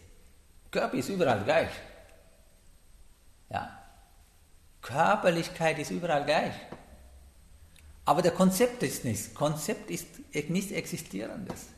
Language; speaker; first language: German; non-native, learner; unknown